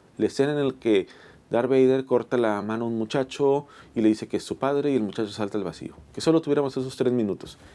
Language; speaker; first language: Spanish; native; Spanish